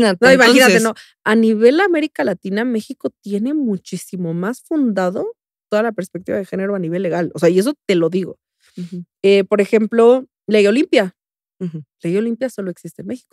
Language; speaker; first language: Spanish; native; Spanish